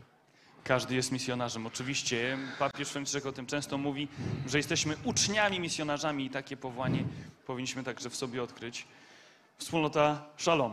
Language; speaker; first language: Polish; native; Polish